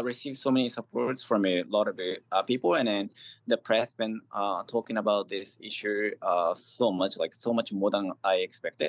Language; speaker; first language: English; non-native, fluent; Japanese